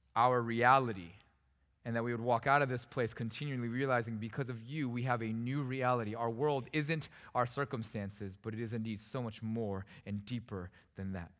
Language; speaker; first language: English; early bilingual, other home language; Korean